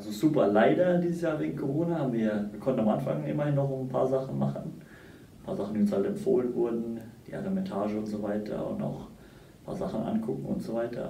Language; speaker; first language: German; native; German